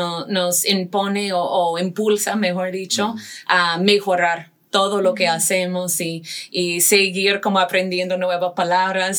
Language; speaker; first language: Spanish; non-native, fluent; English